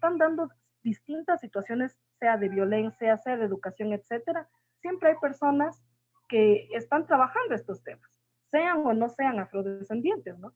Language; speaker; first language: Spanish; native; Spanish